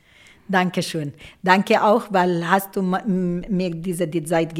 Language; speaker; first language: German; non-native, local second language; Arabic